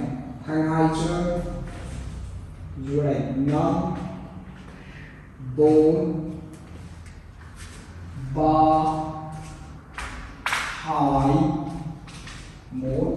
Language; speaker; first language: Vietnamese; non-native, learner; Hindi